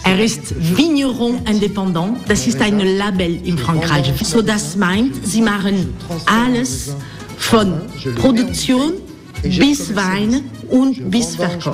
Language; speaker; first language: German; non-native, learner; French